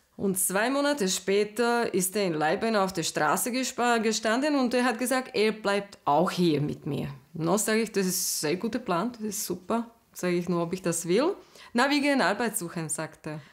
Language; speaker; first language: German; non-native, fluent; Slovak